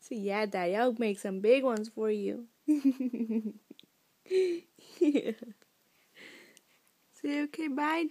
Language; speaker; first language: English; early bilingual, other home language; Spanish